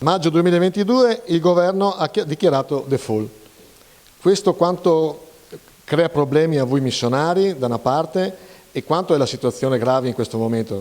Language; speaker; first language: Italian; native; Italian